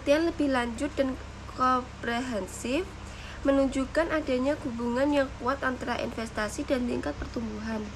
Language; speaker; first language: Indonesian; native; Indonesian